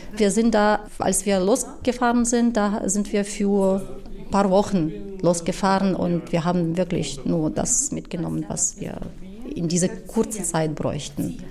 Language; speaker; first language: German; non-native, fluent; Ukrainian